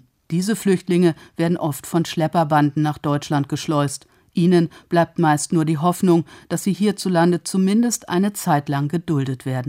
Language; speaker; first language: German; native; German